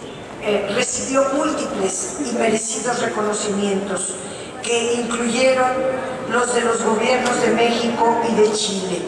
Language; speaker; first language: Spanish; native; Spanish